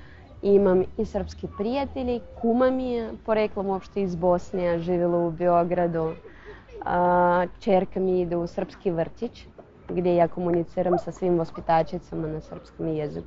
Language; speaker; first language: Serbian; non-native, fluent; Russian